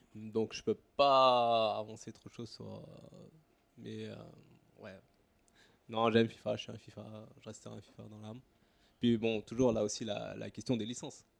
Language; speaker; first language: French; native; French